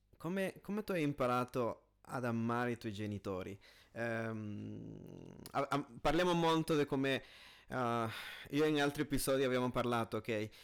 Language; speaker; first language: Italian; non-native, fluent; Spanish